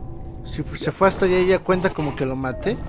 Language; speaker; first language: Spanish; native; Spanish